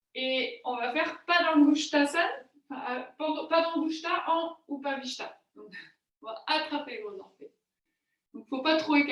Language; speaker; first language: French; native; French